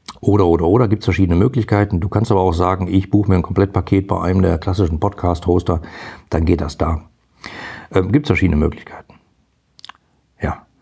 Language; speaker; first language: German; native; German